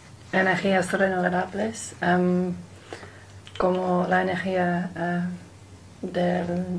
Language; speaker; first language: Spanish; non-native, learner; English